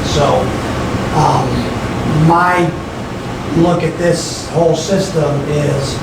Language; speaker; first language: English; native; English